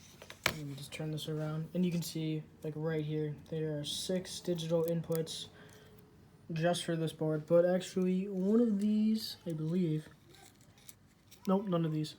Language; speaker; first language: English; native; English